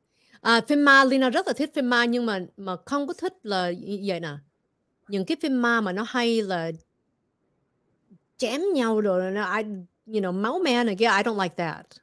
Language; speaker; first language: Vietnamese; early bilingual, heritage; Vietnamese